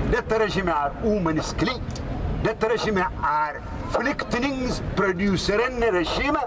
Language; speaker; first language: Norwegian; non-native, fluent; Oromo